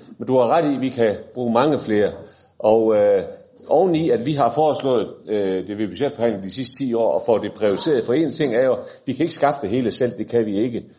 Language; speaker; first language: Danish; native; Danish